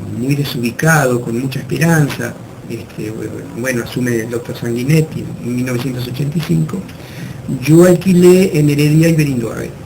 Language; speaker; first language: Spanish; native; Spanish